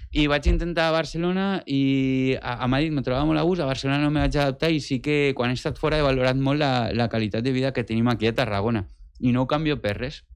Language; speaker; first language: Catalan; native; Catalan